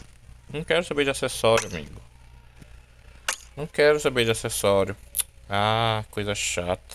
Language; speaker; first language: Portuguese; native; Portuguese